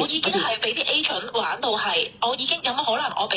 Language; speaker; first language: Cantonese; native; Cantonese